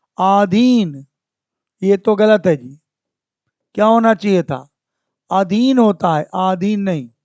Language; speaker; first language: Hindi; native; Hindi